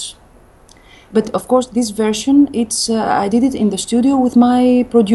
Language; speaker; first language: English; non-native, fluent; Greek